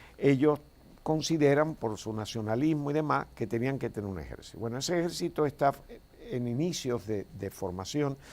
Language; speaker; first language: Spanish; native; Spanish